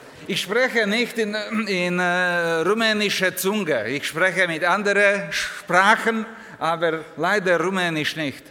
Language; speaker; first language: German; non-native, learner; Slovak